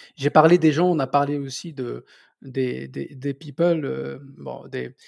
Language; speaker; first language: French; non-native, local second language; Berber languages